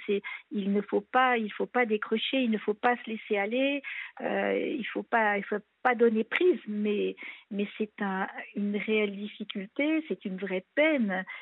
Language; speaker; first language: French; native; French